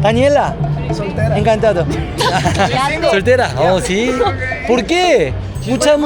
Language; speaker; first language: Spanish; non-native, learner; Korean